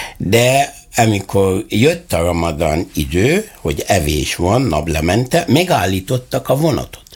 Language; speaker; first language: Hungarian; non-native, fluent; Arabic